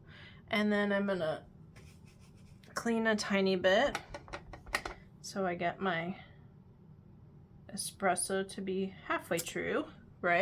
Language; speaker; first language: English; native; English